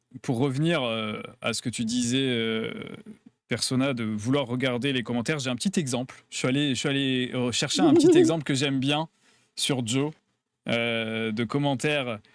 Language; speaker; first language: French; native; French